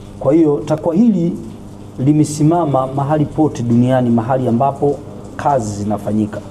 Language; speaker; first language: Swahili; native; Swahili